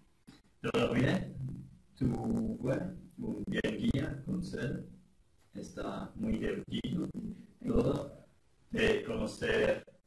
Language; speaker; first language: Spanish; non-native, learner; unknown